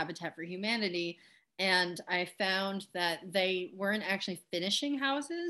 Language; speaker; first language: English; native; English